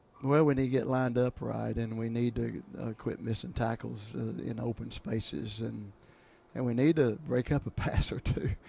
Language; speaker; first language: English; native; English